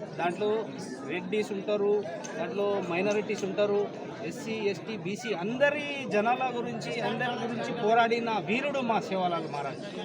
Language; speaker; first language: Telugu; non-native, local second language; Lambadi